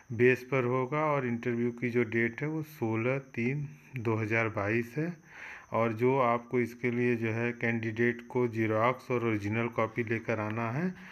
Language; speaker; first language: Hindi; native; Hindi